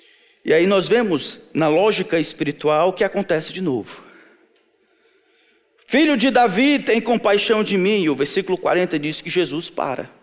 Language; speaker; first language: Portuguese; native; Portuguese